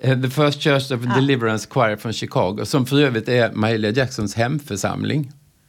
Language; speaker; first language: Swedish; native; Swedish